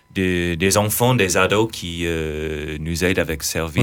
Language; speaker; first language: French; non-native, fluent; English